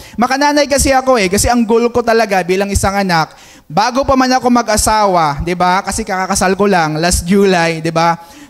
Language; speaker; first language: Filipino; non-native, local second language; Hiligaynon